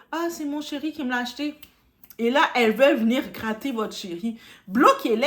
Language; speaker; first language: French; native; French